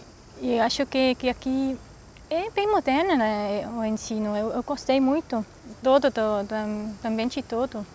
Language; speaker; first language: Portuguese; non-native, fluent; Swiss German